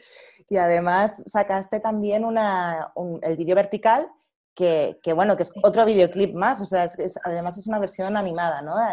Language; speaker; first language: Spanish; native; Spanish